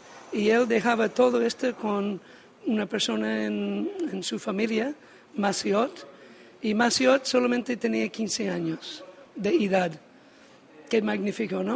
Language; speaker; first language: Spanish; non-native, learner; English